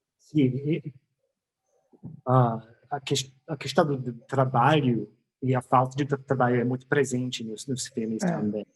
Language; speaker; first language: Portuguese; non-native, fluent; English